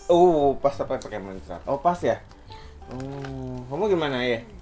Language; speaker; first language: Indonesian; native; Indonesian